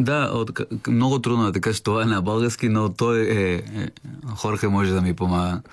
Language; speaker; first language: Bulgarian; non-native, learner; Spanish